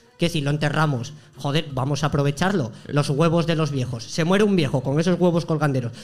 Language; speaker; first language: Spanish; native; Spanish